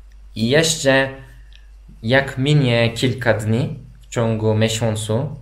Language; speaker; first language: Polish; non-native, fluent; Turkish